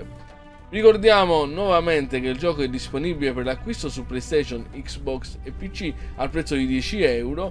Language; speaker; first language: Italian; native; Italian